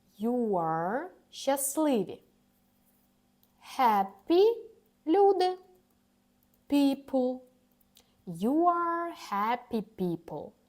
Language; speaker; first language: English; non-native, fluent; Ukrainian